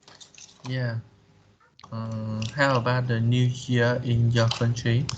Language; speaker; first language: English; non-native, learner; Vietnamese